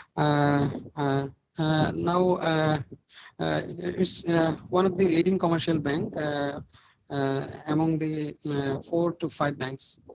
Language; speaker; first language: English; non-native, learner; Bangla